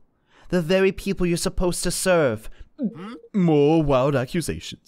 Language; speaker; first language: English; native; English